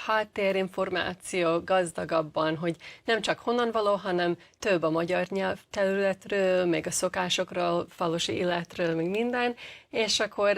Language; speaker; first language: Hungarian; non-native, fluent; English